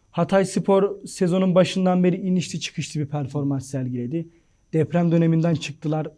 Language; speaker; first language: Turkish; native; Turkish